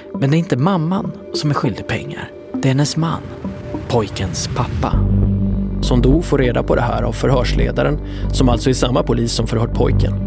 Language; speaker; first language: Swedish; native; Swedish